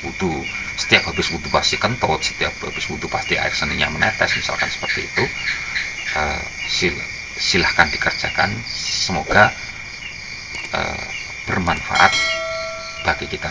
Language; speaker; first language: Indonesian; non-native, local second language; Javanese